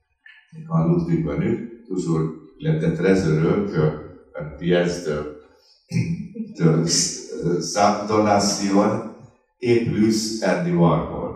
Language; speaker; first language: French; non-native, fluent; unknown